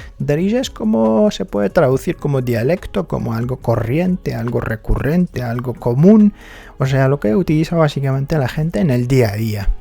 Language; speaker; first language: Spanish; non-native, fluent; Arabic